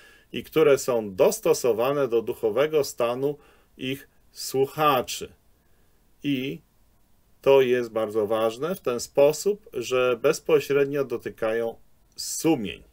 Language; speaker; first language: Polish; native; Polish